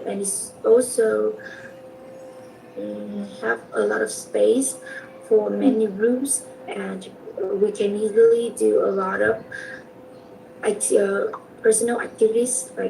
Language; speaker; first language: English; non-native, learner; Vietnamese